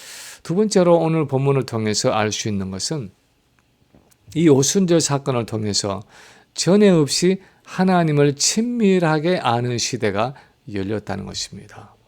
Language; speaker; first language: Korean; native; Korean